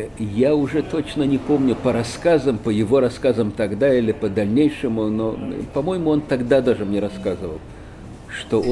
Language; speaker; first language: Russian; native; Russian